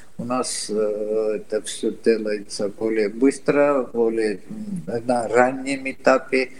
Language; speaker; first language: Russian; non-native, local second language; Georgian